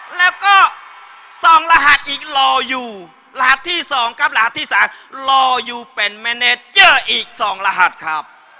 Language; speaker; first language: Thai; non-native, learner; Khmer